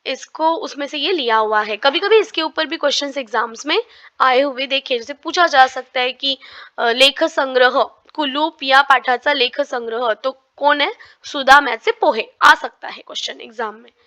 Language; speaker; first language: Hindi; non-native, local second language; Marathi